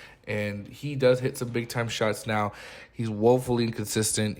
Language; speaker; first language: English; native; English